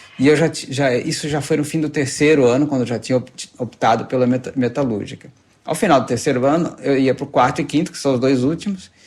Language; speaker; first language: Portuguese; native; Portuguese